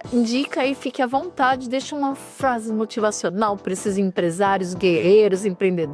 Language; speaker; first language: Portuguese; native; Portuguese